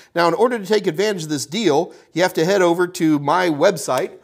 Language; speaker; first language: English; native; English